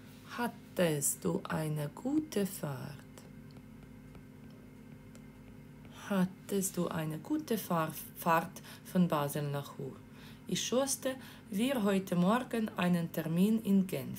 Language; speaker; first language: German; non-native, fluent; Ukrainian